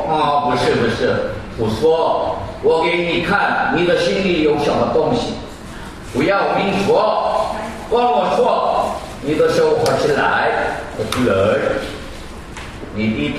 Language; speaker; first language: Chinese; non-native, learner; Korean